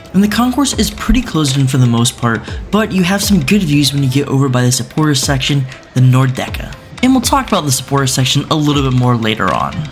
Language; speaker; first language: English; native; English